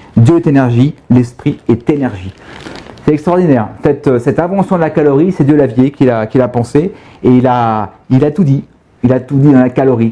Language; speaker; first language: French; native; French